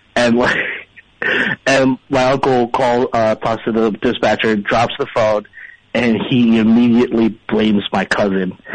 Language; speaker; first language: English; early bilingual, other home language; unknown